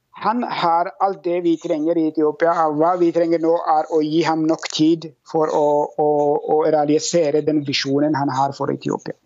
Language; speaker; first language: Norwegian; non-native, fluent; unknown